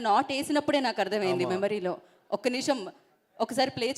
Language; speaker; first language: Telugu; native; Telugu